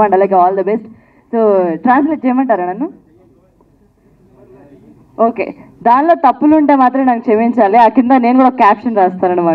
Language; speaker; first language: Telugu; native; Telugu